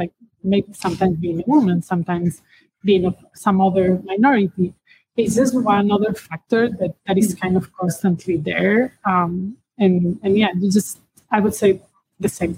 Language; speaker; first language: English; non-native, fluent; Spanish